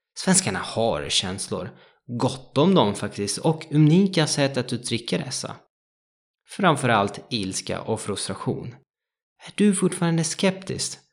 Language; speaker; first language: Swedish; non-native, fluent; Italian